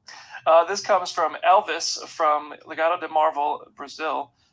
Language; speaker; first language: English; native; English